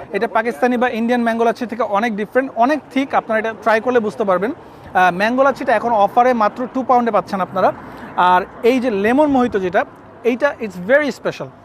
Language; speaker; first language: Bangla; native; Bangla